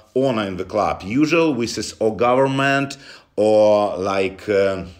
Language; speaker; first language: English; non-native, learner; Russian